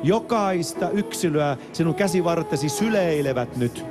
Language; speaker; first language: Finnish; native; Finnish